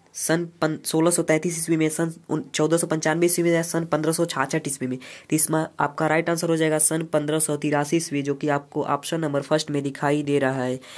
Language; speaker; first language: Hindi; native; Hindi